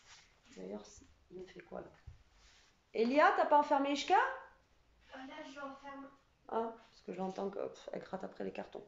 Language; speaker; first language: French; native; French